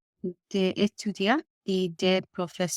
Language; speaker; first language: French; non-native, learner; English